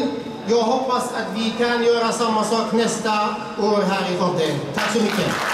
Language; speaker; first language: Swedish; non-native, fluent; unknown